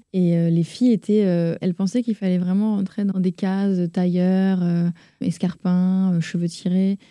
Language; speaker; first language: French; native; French